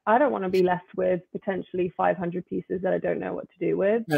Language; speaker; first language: English; native; English